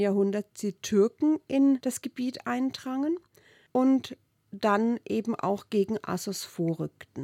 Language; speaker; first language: German; native; German